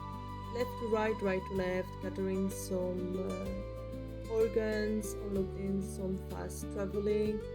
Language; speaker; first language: English; non-native, fluent; Spanish